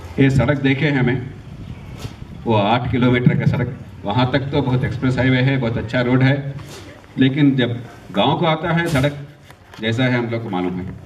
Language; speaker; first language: Hindi; non-native, local second language; Marathi